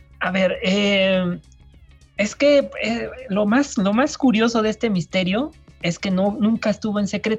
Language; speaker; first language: Spanish; native; Spanish